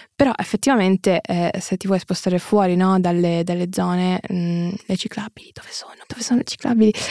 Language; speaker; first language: Italian; early bilingual, other home language; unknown